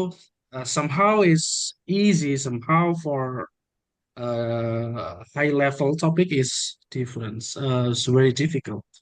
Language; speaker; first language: English; non-native, learner; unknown